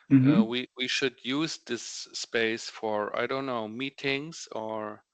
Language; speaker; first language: English; non-native, fluent; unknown